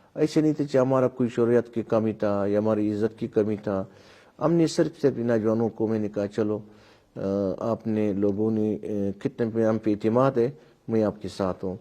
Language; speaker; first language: Urdu; non-native, local second language; Pashto